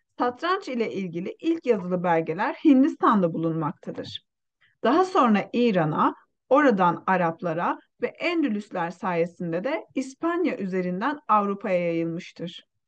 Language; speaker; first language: Turkish; non-native, fluent; Uyghur